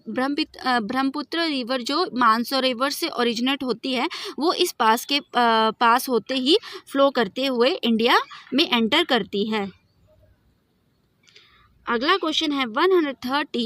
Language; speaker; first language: Hindi; native; Hindi